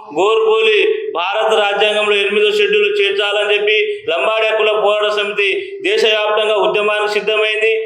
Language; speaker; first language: Telugu; non-native, local second language; Lambadi